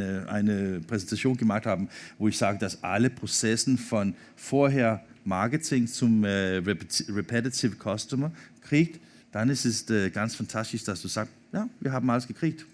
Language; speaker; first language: German; non-native, learner; Danish